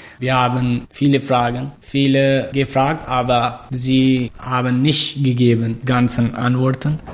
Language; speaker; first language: German; non-native, learner; Pashto